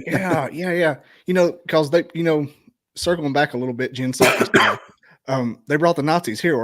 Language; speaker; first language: English; native; English